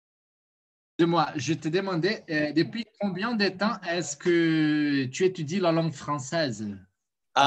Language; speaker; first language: French; non-native, fluent; Portuguese